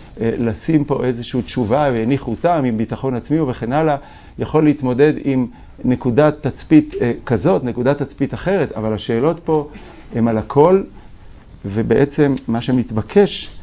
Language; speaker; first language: Hebrew; native; Hebrew